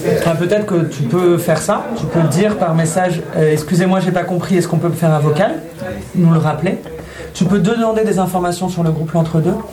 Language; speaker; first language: French; native; French